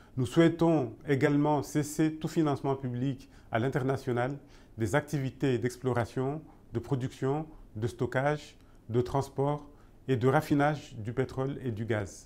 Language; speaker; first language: French; non-native, local second language; Comorian